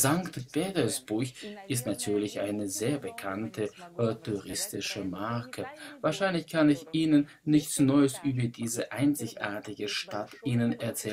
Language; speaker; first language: German; non-native, fluent; Russian